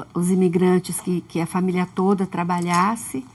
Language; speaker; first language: Portuguese; early bilingual, other home language; Russian